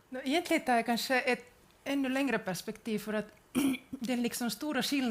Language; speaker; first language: Swedish; native; Swedish